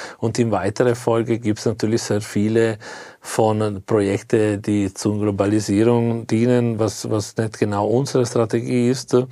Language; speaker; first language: German; non-native, fluent; Italian